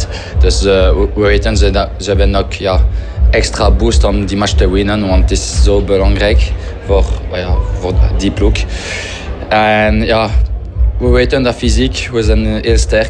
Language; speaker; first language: Dutch; non-native, fluent; French